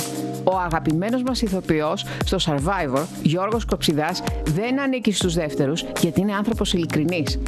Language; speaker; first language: Greek; native; Greek